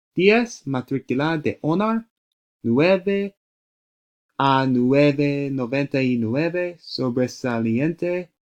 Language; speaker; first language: Spanish; non-native, learner; English